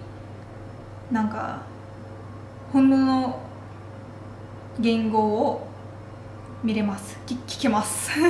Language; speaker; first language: Japanese; non-native, fluent; Russian